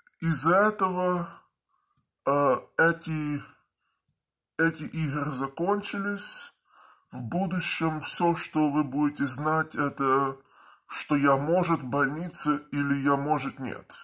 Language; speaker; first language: Russian; early bilingual, heritage; Russian